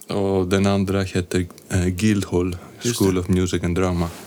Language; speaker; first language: Swedish; non-native, fluent; Greek